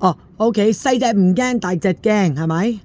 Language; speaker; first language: Cantonese; native; Cantonese